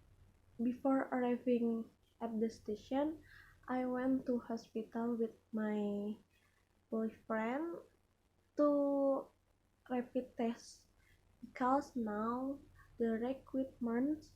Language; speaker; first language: English; non-native, learner; Indonesian